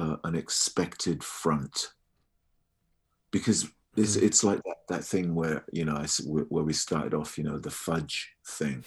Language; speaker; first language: English; native; English